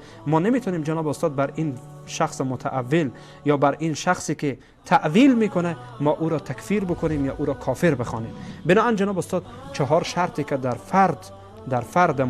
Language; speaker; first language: Persian; native; Persian